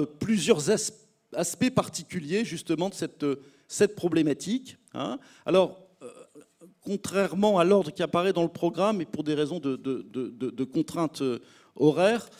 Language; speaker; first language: French; native; French